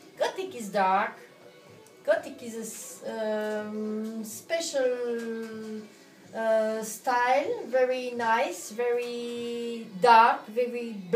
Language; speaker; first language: English; non-native, learner; French